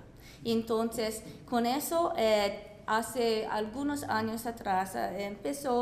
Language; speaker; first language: Spanish; non-native, fluent; English